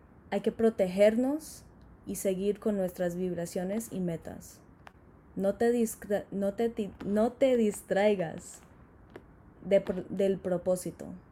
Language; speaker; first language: Spanish; early bilingual, heritage; Spanish